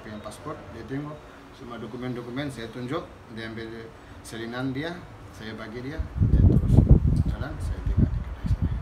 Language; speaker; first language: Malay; non-native, learner; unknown